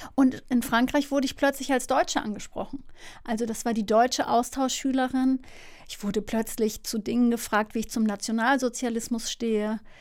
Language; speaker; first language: German; early bilingual, other home language; Turkish